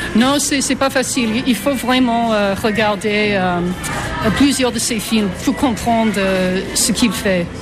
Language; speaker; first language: French; non-native, fluent; English